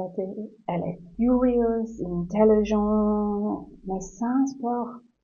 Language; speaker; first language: French; non-native, learner; English